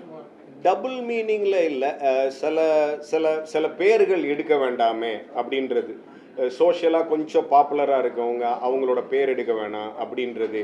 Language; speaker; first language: Tamil; native; Tamil